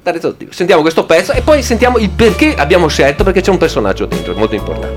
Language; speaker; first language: Italian; native; Italian